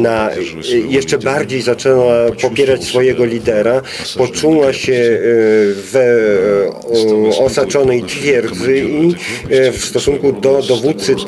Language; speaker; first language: Polish; non-native, fluent; Russian